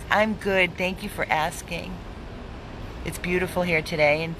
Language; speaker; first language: English; native; English